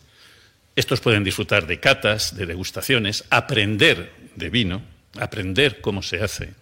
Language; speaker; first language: Spanish; native; Spanish